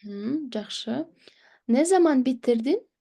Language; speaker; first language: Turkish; non-native, fluent; Kyrgyz